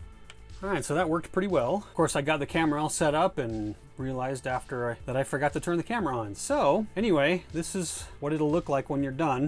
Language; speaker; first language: English; native; English